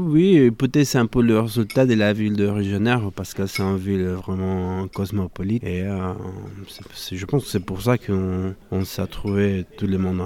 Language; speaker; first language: French; non-native, fluent; Spanish